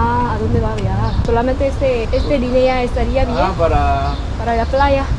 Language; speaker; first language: Spanish; non-native, learner; Korean